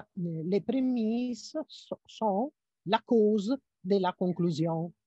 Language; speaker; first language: French; non-native, fluent; Italian